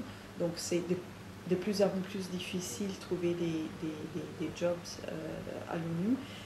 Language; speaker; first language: French; non-native, fluent; Italian